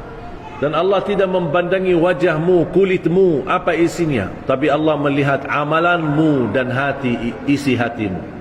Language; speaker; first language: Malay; non-native, fluent; Arabic